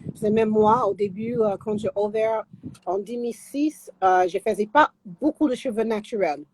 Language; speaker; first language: French; non-native, fluent; English